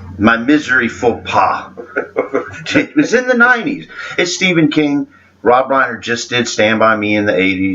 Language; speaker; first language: English; native; English